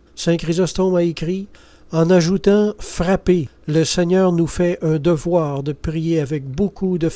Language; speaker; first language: French; native; French